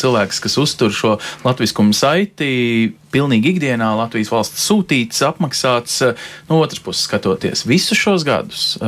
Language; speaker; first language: Latvian; native; Latvian